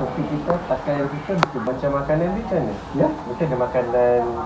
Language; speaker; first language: Malay; native; Malay